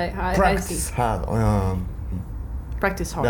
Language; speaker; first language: English; non-native, learner; Norwegian